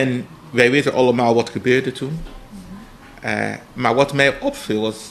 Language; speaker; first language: Dutch; non-native, fluent; English